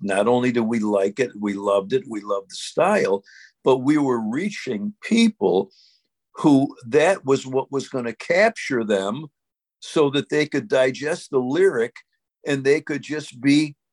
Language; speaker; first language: English; native; English